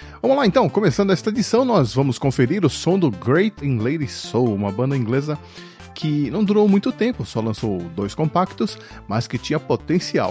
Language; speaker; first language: Portuguese; native; Portuguese